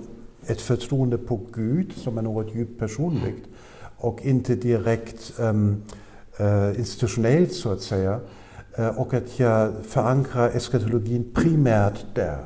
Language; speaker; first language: Swedish; non-native, fluent; German